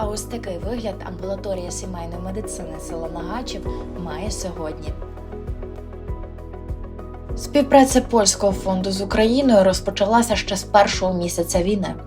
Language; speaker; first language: Ukrainian; native; Ukrainian